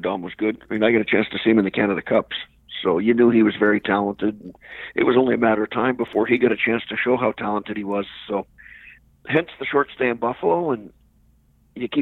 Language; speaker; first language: English; native; English